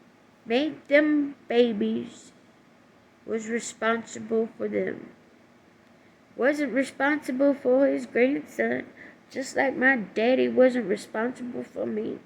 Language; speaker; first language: English; native; English